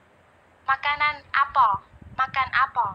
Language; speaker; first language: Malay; non-native, learner; Vietnamese